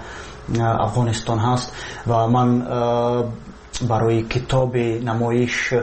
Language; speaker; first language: Persian; non-native, learner; Czech